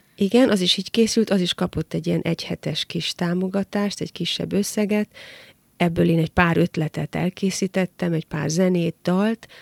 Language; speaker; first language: Hungarian; native; Hungarian